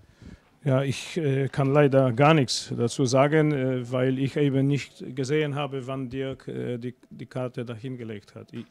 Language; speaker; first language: German; non-native, fluent; Polish